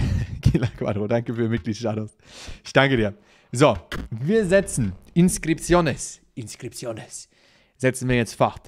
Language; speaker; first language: German; native; German